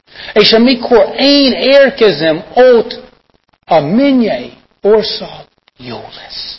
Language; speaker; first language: Hungarian; non-native, fluent; English